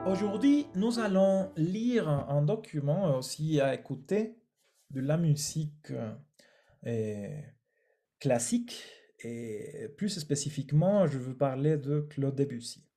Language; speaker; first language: French; non-native, fluent; Spanish